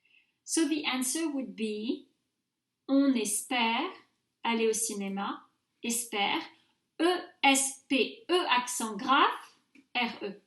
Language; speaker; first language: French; non-native, fluent; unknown